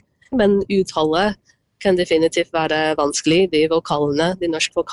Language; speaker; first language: Norwegian; non-native, fluent; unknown